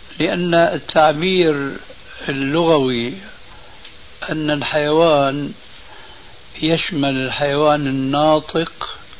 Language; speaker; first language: Arabic; early bilingual, other home language; Albanian